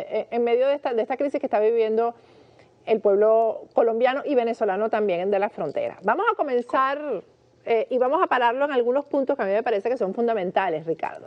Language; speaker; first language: Spanish; native; Spanish